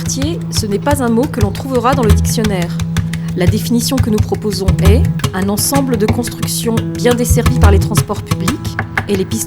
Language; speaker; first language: French; native; French